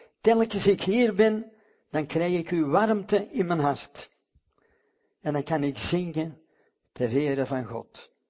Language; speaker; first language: Dutch; non-native, fluent; English